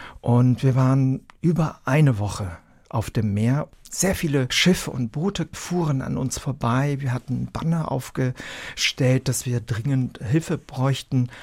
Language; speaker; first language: German; early bilingual, other home language; Vietnamese